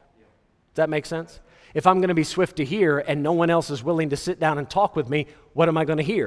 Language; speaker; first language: English; native; English